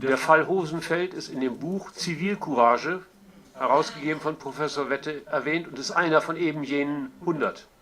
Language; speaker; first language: German; native; German